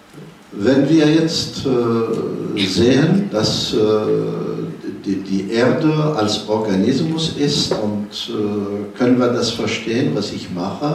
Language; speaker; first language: German; non-native, fluent; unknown